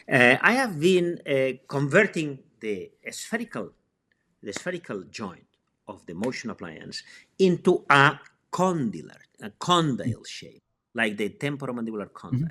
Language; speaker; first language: English; non-native, fluent; Spanish